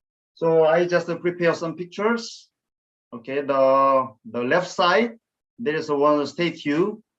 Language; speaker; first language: English; non-native, fluent; Korean